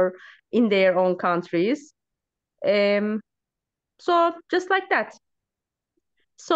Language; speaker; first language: English; non-native, learner; Turkish